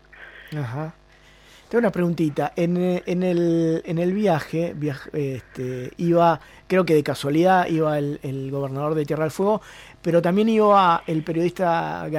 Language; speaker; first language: Spanish; native; Spanish